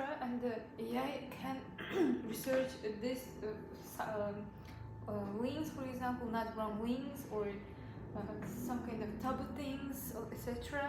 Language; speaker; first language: English; non-native, learner; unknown